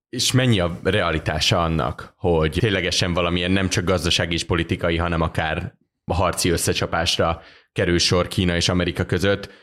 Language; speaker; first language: Hungarian; native; Hungarian